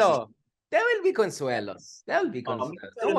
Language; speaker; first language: English; non-native, local second language; Filipino